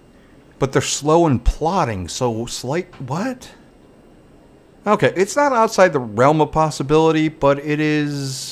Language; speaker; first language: English; native; English